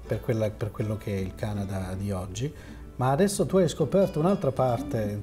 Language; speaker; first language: Italian; native; Italian